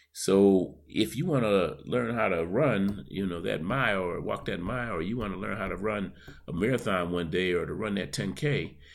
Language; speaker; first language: English; native; English